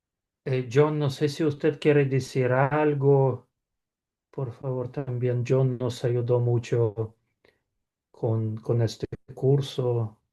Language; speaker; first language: Spanish; non-native, fluent; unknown